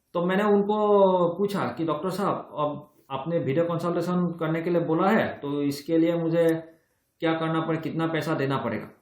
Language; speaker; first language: Hindi; non-native, local second language; Assamese